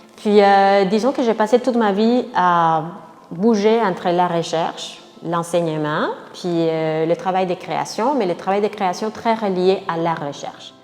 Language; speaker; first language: French; non-native, fluent; Spanish